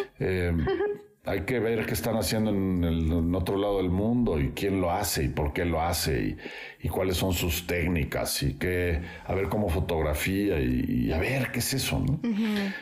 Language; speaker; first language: Spanish; native; Spanish